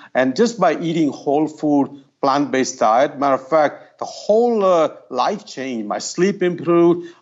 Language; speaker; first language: English; non-native, local second language; Gujarati